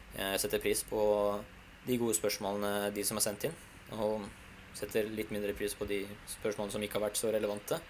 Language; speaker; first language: Norwegian; non-native, fluent; Hungarian